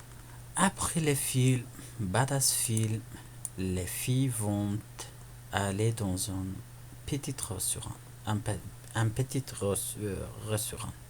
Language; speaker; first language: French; non-native, fluent; Persian